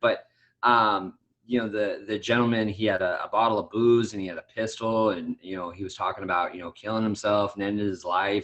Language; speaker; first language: English; native; English